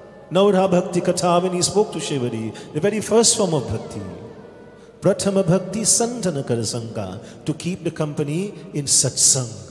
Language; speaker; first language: English; native; English